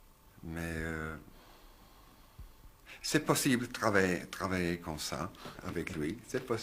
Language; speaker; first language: French; non-native, learner; English